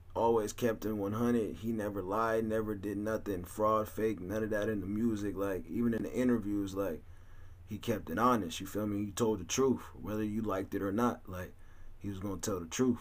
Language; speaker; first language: English; native; English